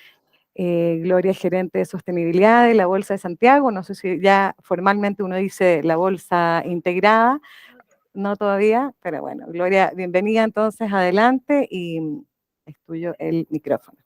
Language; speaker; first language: Spanish; native; Spanish